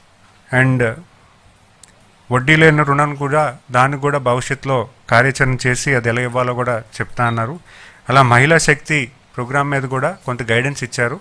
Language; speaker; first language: Telugu; native; Telugu